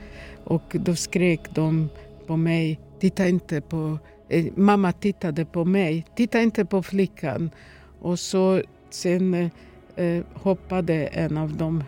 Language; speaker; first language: Swedish; non-native, fluent; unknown